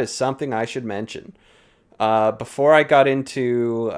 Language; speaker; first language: English; native; English